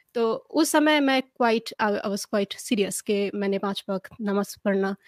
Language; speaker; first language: Hindi; non-native, fluent; Bangla